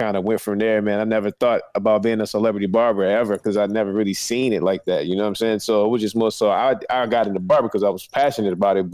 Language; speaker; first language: English; native; English